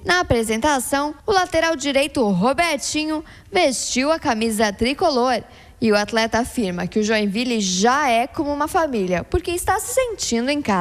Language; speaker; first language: Portuguese; native; Portuguese